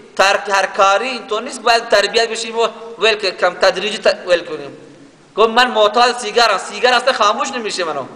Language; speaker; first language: Persian; non-native, local second language; Baluchi